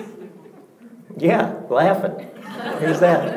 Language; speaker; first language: English; native; English